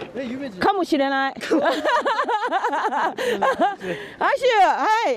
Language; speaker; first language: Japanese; non-native, fluent; Korean